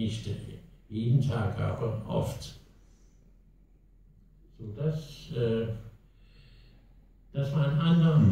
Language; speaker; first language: German; non-native, learner; Danish